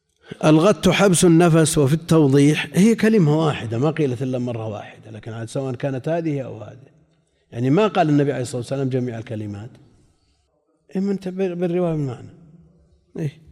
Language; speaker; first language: Arabic; native; Arabic